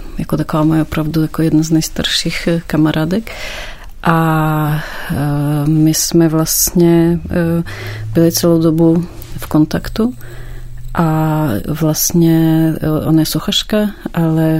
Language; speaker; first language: Czech; early bilingual, heritage; Czech